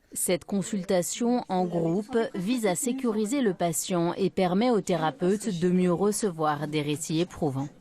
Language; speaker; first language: French; native; French